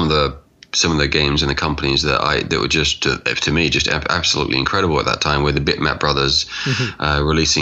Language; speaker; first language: English; native; English